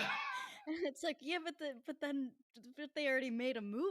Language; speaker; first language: English; native; English